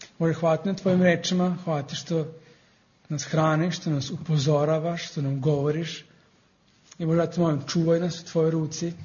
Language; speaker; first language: Serbian; non-native, fluent; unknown